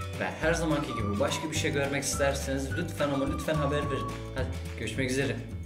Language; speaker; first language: Turkish; early bilingual, heritage; Turkish